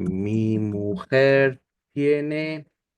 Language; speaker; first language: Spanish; non-native, learner; English